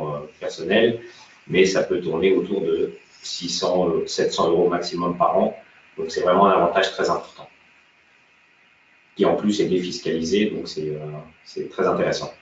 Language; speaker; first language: French; native; French